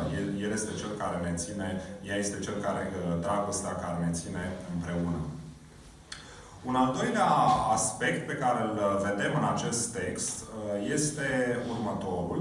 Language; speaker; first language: Romanian; native; Romanian